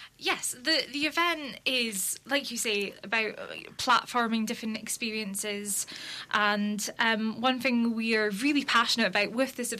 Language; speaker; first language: English; native; English